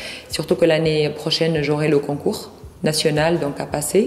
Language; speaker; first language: French; non-native, local second language; Arabic